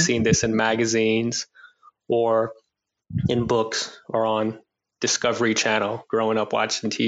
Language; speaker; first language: English; native; English